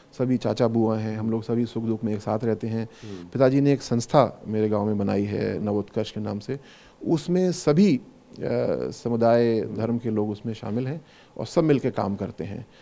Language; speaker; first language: Hindi; native; Hindi